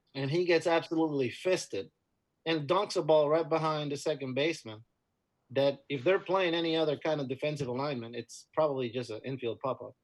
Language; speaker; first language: English; non-native, fluent; Spanish